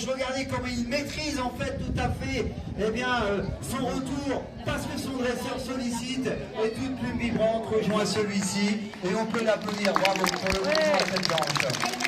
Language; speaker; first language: French; native; French